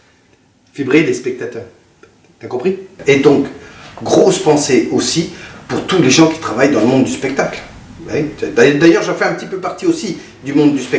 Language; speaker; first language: French; native; French